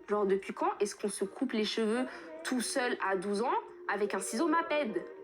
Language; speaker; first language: French; early bilingual, other home language; Fula